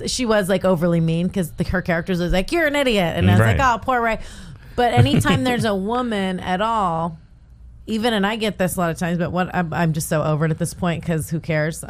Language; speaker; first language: English; native; English